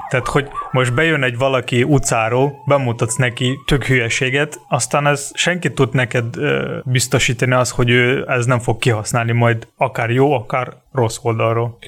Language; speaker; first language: Hungarian; non-native, fluent; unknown